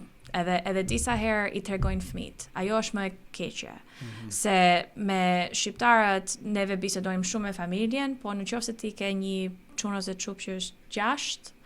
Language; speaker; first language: Albanian; early bilingual, heritage; Albanian